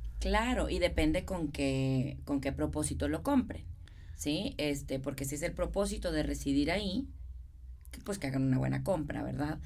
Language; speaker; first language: Spanish; native; Spanish